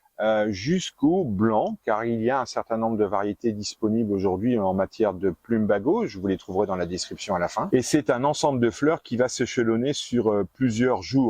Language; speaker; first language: French; native; French